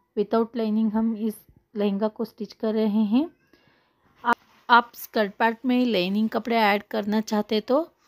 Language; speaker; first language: Hindi; non-native, local second language; Kannada